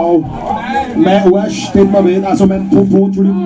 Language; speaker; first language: German; native; German